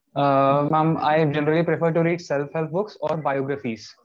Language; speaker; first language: English; non-native, local second language; Hindi